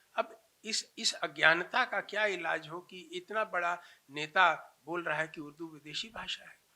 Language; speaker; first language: Hindi; native; Hindi